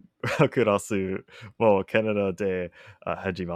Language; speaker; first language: Japanese; non-native, learner; English